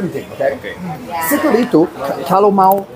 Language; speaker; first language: Indonesian; non-native, fluent; English